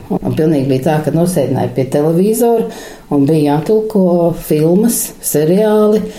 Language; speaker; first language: Latvian; non-native, local second language; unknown